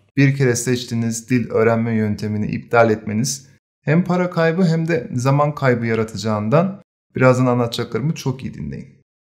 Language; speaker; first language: Turkish; native; Turkish